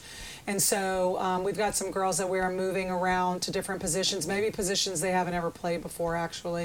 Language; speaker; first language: English; native; English